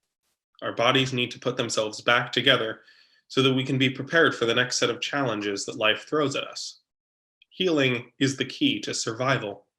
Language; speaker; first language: English; native; English